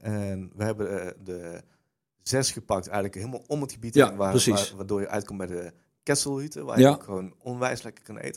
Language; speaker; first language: Dutch; native; Dutch